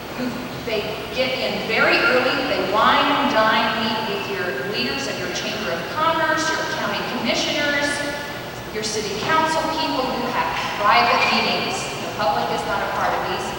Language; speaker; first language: English; native; English